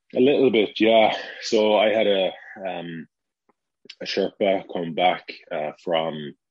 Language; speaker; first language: English; native; English